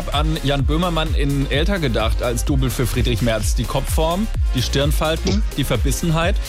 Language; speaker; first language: German; native; German